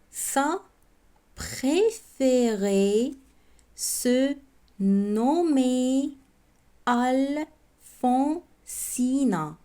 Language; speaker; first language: French; non-native, local second language; Arabic